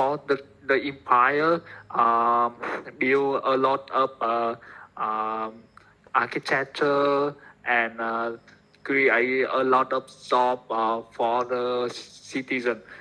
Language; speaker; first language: English; non-native, learner; Vietnamese